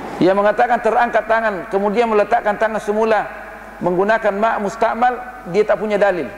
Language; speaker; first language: Malay; non-native, fluent; Arabic